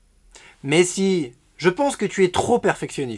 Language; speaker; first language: French; native; French